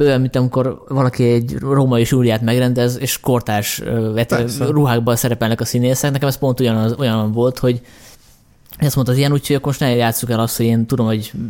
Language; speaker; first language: Hungarian; native; Hungarian